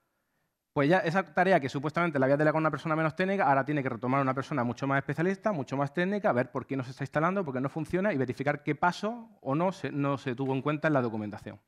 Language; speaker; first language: Spanish; native; Spanish